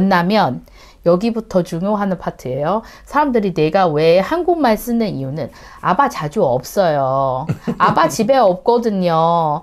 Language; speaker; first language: Korean; non-native, learner; Chinese